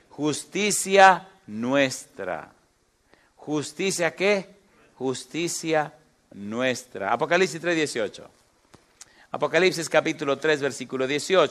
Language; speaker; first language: Spanish; native; Spanish